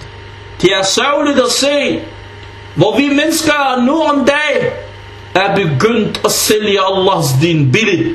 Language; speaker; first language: Danish; early bilingual, other home language; Arabic